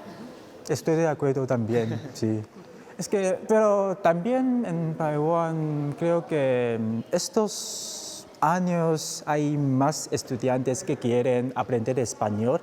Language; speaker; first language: Spanish; non-native, fluent; Chinese